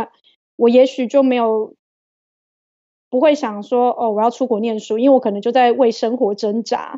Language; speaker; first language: Chinese; native; Chinese